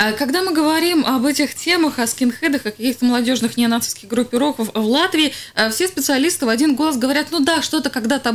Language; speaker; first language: Russian; native; Russian